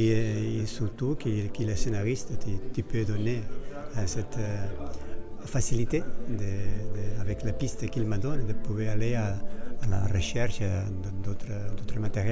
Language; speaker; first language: French; non-native, fluent; Spanish